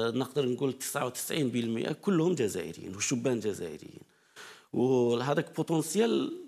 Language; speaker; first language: Arabic; non-native, fluent; Turkish